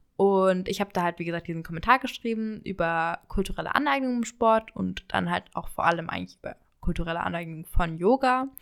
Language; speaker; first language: German; early bilingual, other home language; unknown